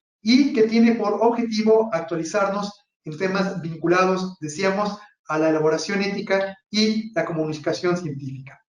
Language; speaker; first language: Spanish; native; Spanish